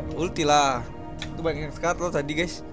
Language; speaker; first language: Indonesian; native; Indonesian